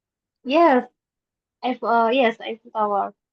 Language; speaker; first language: English; non-native, learner; Indonesian